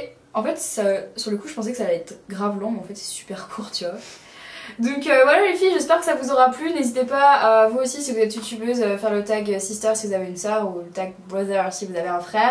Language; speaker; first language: French; native; French